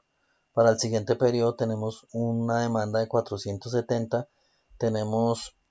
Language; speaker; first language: Spanish; native; Spanish